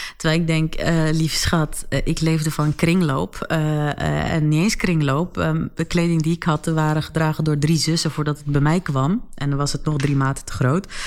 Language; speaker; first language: Dutch; early bilingual, other home language; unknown